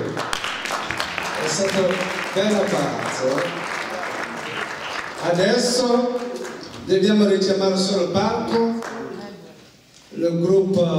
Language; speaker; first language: Italian; non-native, fluent; French